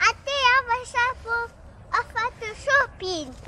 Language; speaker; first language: Italian; early bilingual, other home language; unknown